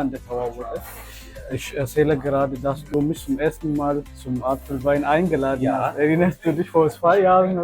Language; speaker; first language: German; non-native, fluent; Amharic